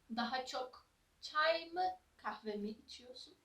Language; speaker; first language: Turkish; native; Turkish